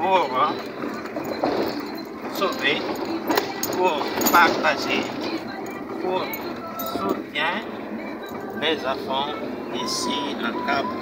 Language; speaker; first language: French; non-native, local second language; Malagasy